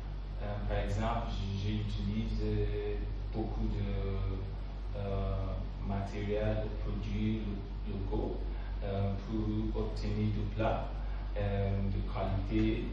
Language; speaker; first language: French; non-native, learner; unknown